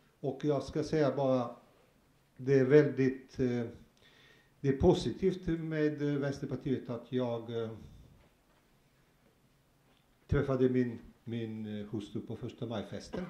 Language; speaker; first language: Swedish; non-native, fluent; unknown